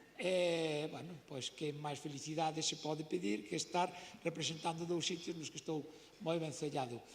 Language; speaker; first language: Galician; native; Galician